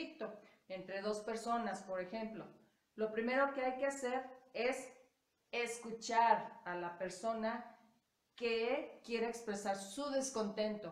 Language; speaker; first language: Spanish; native; Spanish